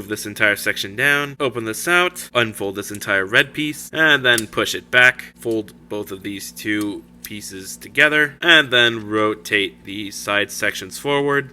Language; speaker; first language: English; native; English